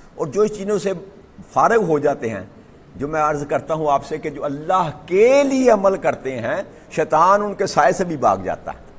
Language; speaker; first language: Urdu; non-native, local second language; Punjabi